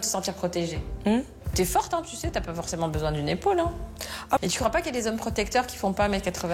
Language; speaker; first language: French; native; French